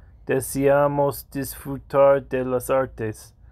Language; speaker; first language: Spanish; non-native, learner; English